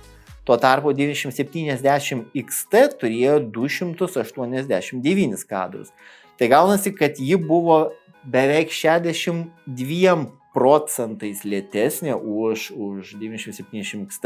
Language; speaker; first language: Lithuanian; native; Lithuanian